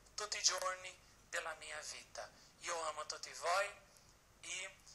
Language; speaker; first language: Italian; non-native, learner; Portuguese